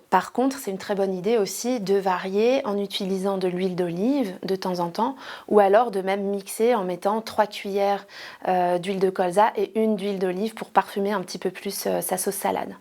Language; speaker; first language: French; native; French